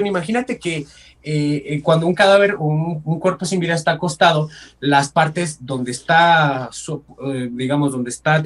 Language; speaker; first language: Spanish; native; Spanish